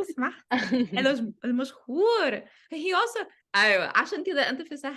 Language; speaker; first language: Egyptian Arabic; non-native, learner; English